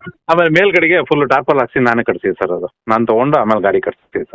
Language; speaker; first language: Kannada; native; Kannada